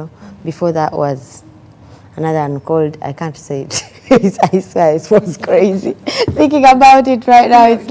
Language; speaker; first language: English; non-native, local second language; Ganda